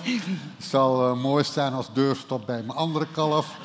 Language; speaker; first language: Dutch; non-native, local second language; Papiamento